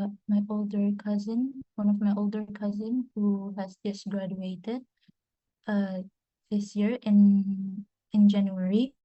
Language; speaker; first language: English; non-native, fluent; Indonesian